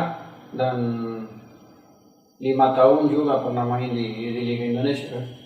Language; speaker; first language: Indonesian; non-native, fluent; Spanish